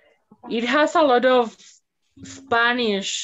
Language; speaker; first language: English; non-native, learner; Spanish